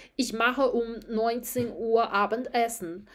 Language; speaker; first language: German; non-native, fluent; Chinese